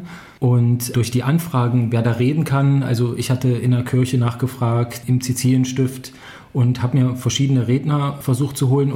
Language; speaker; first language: German; native; German